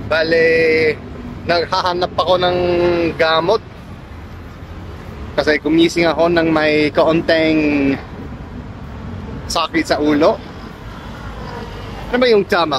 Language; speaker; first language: Filipino; non-native, learner; English